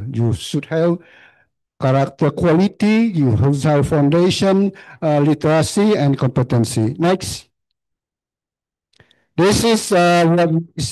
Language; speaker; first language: English; non-native, learner; Khmer